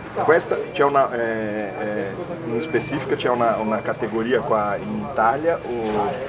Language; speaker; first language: Italian; non-native, learner; Portuguese